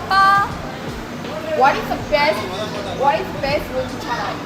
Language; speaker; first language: English; non-native, learner; Japanese